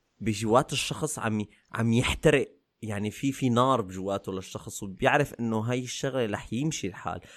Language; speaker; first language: Arabic; native; Arabic